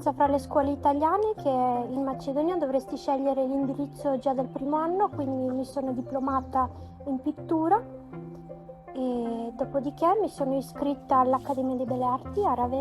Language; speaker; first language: Italian; non-native, fluent; Macedonian